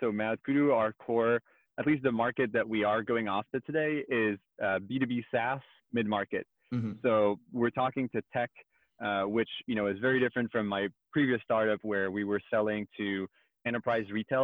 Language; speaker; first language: English; non-native, fluent; French